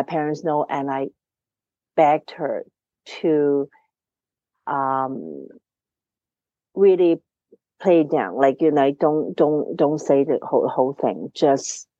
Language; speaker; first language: English; non-native, local second language; Cantonese